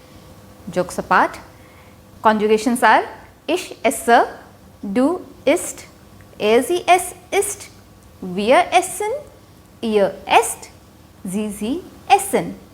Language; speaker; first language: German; non-native, fluent; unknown